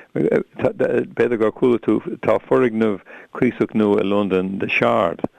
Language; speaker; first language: Irish; non-native, local second language; English